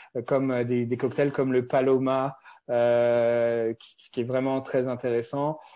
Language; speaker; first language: French; native; French